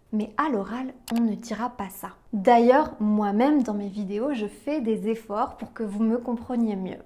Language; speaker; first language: French; native; French